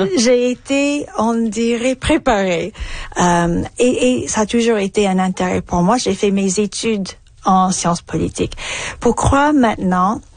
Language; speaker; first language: French; non-native, fluent; English